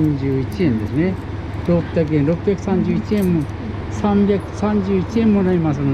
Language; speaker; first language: Japanese; native; Japanese